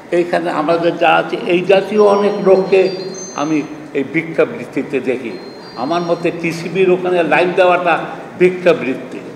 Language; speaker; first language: Bangla; native; Bangla